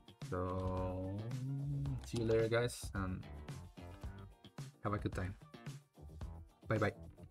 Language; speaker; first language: English; non-native, learner; Spanish